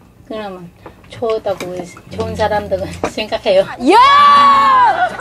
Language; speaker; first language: Korean; non-native, learner; Vietnamese